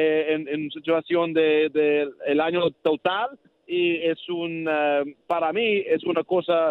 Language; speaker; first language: Spanish; non-native, learner; English